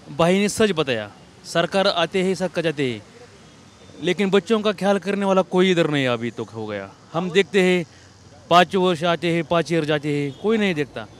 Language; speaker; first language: Hindi; non-native, local second language; Marathi